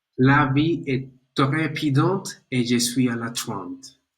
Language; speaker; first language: French; non-native, learner; Spanish